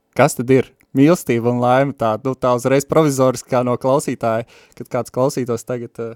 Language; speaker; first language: Latvian; native; Latvian